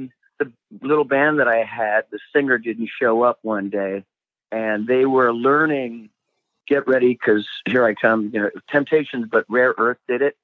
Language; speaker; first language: English; native; English